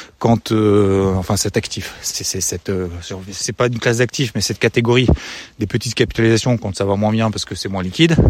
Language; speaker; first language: French; native; French